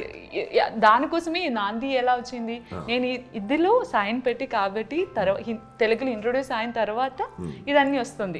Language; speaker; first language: Telugu; non-native, learner; Malayalam